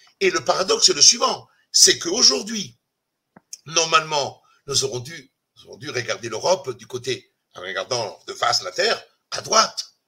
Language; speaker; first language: French; non-native, fluent; Italian